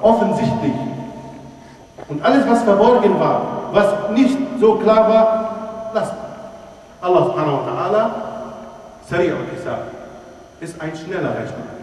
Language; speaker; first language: German; non-native, fluent; Arabic